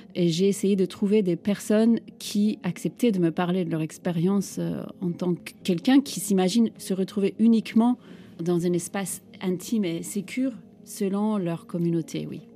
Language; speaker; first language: French; non-native, fluent; Turkish